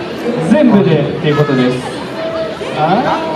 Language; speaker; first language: Japanese; non-native, fluent; French